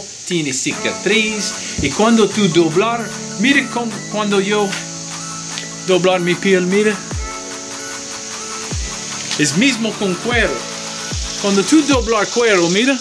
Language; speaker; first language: Spanish; non-native, learner; English